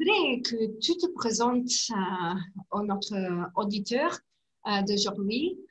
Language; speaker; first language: French; non-native, learner; English